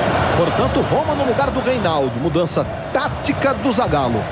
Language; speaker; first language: Portuguese; native; Portuguese